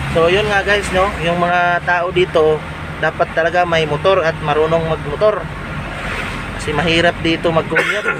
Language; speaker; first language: Filipino; non-native, local second language; Cebuano